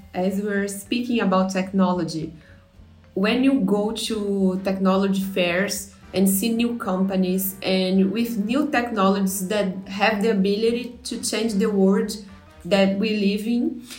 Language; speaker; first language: English; non-native, fluent; Portuguese